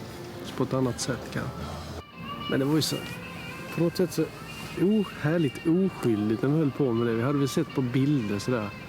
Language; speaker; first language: Swedish; native; Swedish